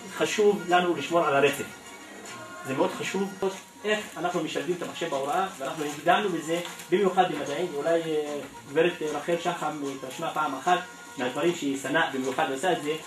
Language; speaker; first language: Hebrew; non-native, local second language; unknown